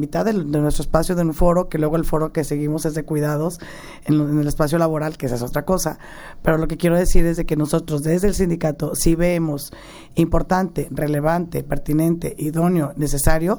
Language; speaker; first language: Spanish; native; Spanish